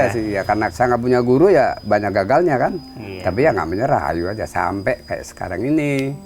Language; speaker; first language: Indonesian; non-native, local second language; Javanese